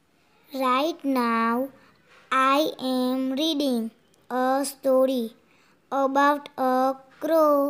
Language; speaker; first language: English; non-native, local second language; Gujarati